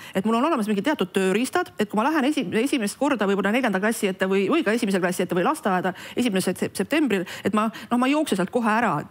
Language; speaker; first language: Estonian; non-native, local second language; Russian